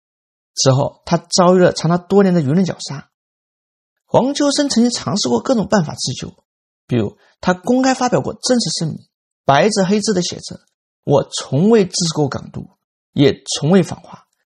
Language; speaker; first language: Chinese; native; Chinese